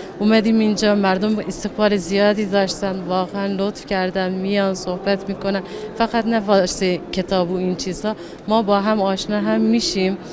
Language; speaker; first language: Persian; non-native, fluent; Turkish